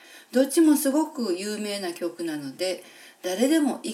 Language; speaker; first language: Japanese; native; Japanese